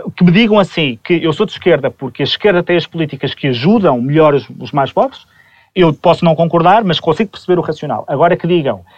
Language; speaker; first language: Portuguese; native; Portuguese